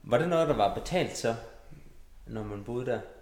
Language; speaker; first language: Danish; native; Danish